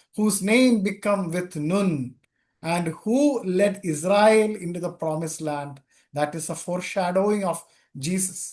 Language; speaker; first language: English; non-native, local second language; Malayalam